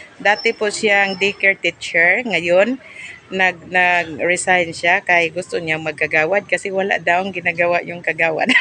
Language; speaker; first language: Filipino; non-native, local second language; Cebuano